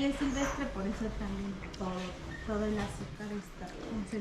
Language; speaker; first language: Spanish; native; Spanish